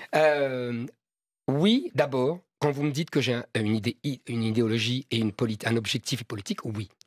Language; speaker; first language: French; native; French